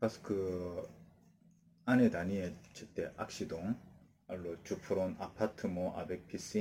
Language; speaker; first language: French; non-native, learner; Korean